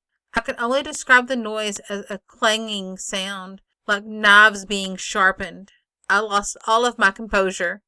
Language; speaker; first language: English; native; English